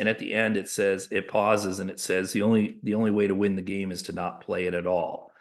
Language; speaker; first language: English; native; English